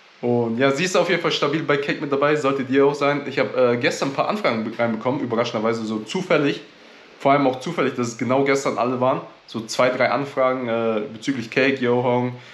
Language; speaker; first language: German; native; German